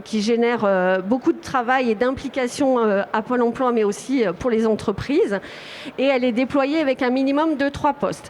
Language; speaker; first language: French; native; French